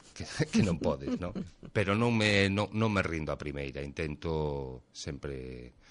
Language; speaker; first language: Galician; native; Galician